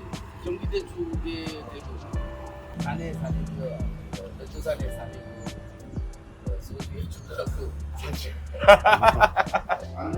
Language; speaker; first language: Korean; non-native, fluent; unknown